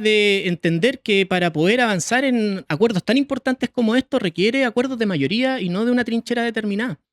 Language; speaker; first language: Spanish; native; Spanish